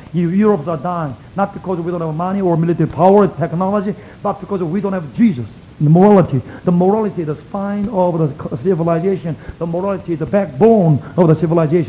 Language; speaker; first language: English; non-native, fluent; Korean